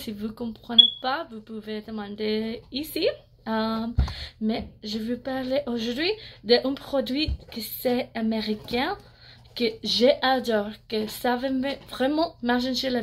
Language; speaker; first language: French; non-native, learner; English